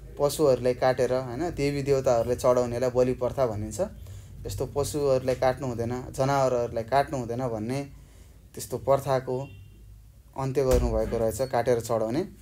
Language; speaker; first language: Nepali; native; Nepali